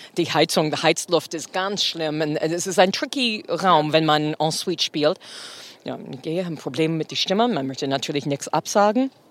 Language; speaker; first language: German; non-native, fluent; English